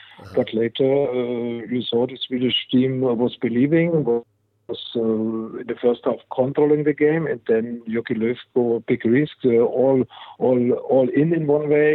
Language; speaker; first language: English; non-native, fluent; German